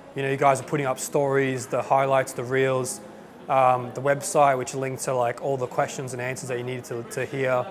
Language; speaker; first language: English; native; English